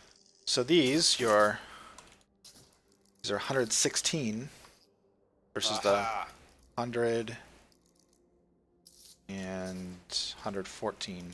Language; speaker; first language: English; native; English